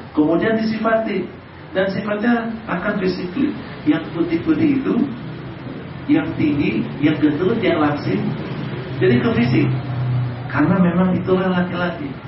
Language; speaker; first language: Indonesian; non-native, local second language; Sundanese